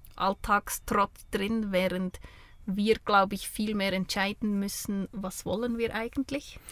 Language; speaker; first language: German; native; German